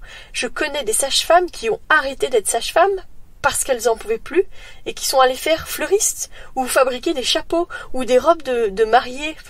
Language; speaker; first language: French; native; French